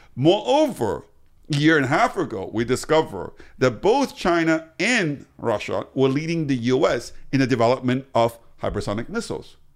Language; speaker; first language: English; early bilingual, other home language; Chinese